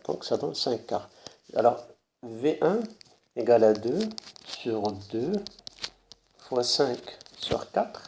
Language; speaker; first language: French; non-native, local second language; Arabic